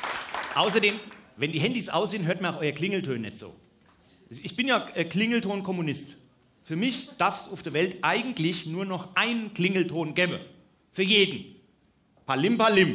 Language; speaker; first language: German; native; German